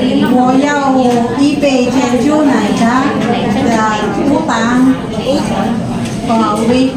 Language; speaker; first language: Chinese; non-native, learner; Filipino